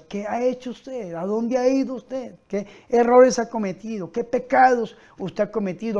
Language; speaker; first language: Spanish; native; Spanish